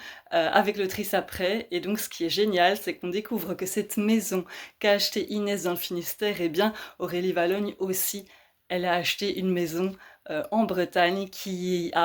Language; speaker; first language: French; native; French